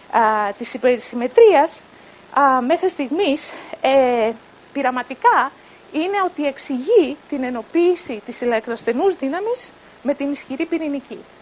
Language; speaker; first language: Greek; native; Greek